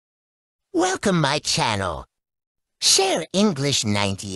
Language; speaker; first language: English; non-native, learner; Vietnamese